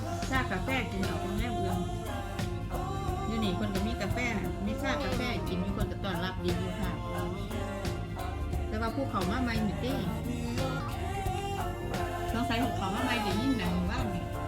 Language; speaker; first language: Thai; non-native, local second language; Northeastern Thai